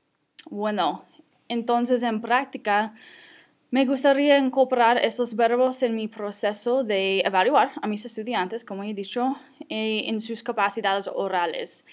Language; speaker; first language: Spanish; non-native, fluent; English